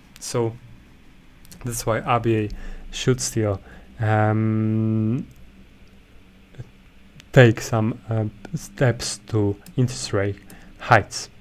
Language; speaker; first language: English; non-native, fluent; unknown